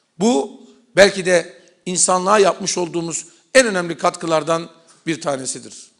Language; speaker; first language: Turkish; native; Turkish